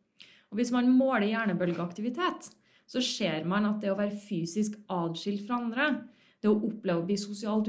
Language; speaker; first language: Norwegian; native; Norwegian